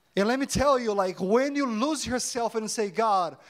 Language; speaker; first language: English; non-native, fluent; Portuguese